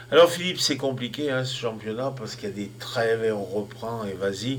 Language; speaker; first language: French; native; French